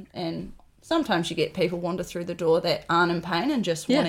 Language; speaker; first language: English; native; English